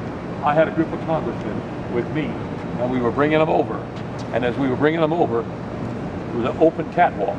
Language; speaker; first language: English; native; English